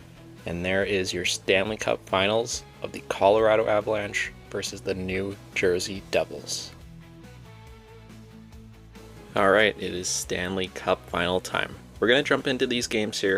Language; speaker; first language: English; native; English